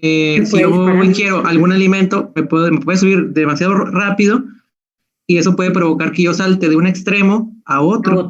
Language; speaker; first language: Spanish; native; Spanish